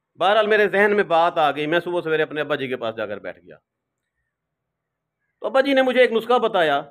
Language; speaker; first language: Urdu; non-native, local second language; Saraiki